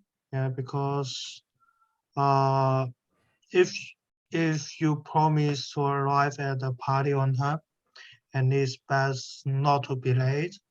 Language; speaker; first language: English; non-native, learner; Chinese